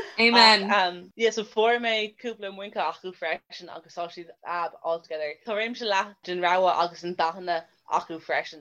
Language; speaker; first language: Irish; non-native, local second language; English